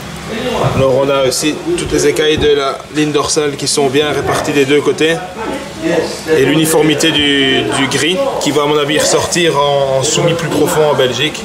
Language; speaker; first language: French; native; French